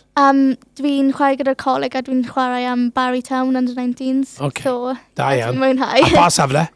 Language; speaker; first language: Welsh; non-native, local second language; English